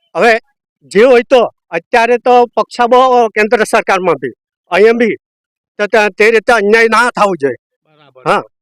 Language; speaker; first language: Gujarati; native; Gujarati